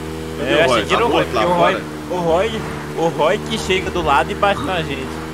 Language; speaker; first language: Portuguese; native; Portuguese